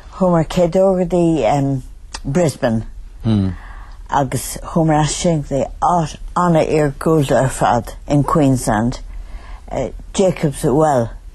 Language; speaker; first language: Irish; native; Irish